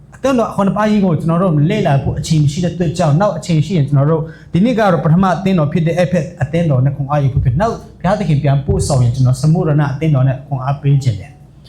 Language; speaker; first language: Burmese; non-native, local second language; S'gaw Karen